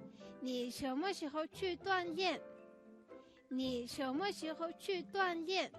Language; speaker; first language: Chinese; non-native, fluent; Mongolian